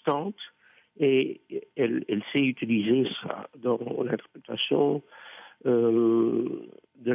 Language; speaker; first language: French; non-native, fluent; Dutch